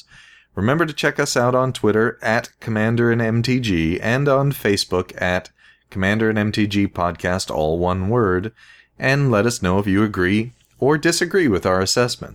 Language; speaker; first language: English; native; English